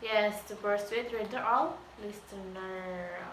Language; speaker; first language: English; non-native, learner; Indonesian